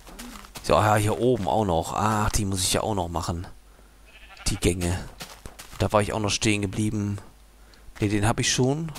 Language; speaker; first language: German; native; German